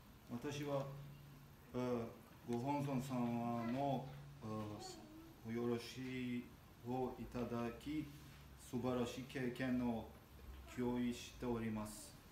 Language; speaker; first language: Japanese; non-native, learner; Armenian